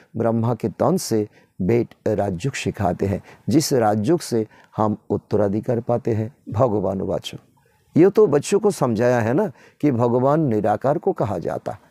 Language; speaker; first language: Hindi; non-native, local second language; Bangla